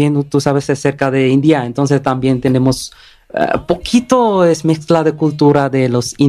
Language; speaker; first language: Spanish; non-native, learner; Bangla